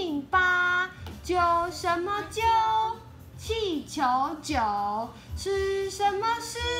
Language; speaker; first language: Chinese; native; Chinese